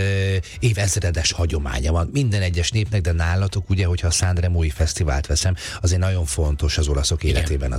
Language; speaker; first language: Hungarian; native; Hungarian